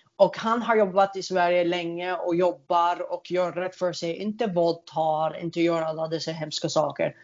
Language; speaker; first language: Swedish; non-native, fluent; Arabic